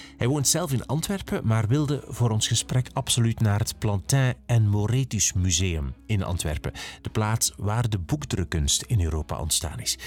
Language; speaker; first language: Dutch; native; Dutch